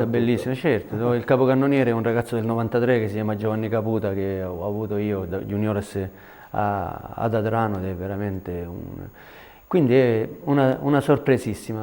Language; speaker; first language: Italian; native; Italian